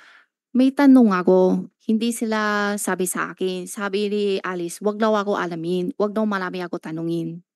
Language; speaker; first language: Filipino; non-native, learner; Chinese